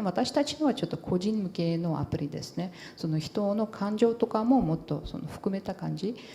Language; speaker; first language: Japanese; non-native, fluent; Portuguese